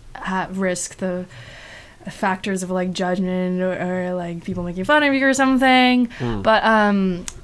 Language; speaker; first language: English; non-native, fluent; Chinese